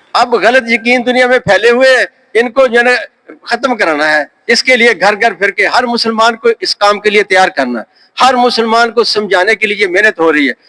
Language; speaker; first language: Urdu; native; Urdu